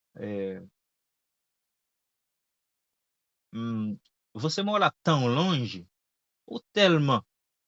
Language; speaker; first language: Portuguese; non-native, fluent; Haitian Creole